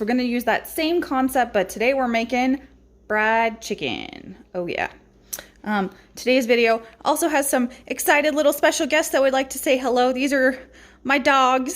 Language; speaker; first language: English; native; English